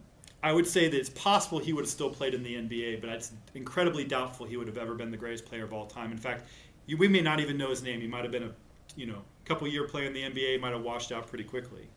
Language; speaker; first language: English; native; English